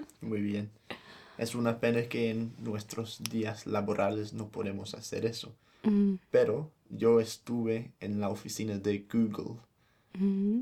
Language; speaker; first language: Spanish; non-native, fluent; English